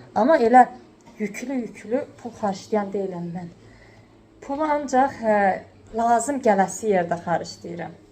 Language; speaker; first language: Azerbaijani; native; Azerbaijani